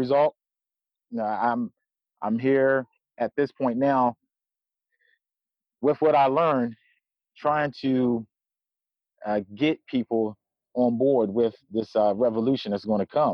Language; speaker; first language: English; native; English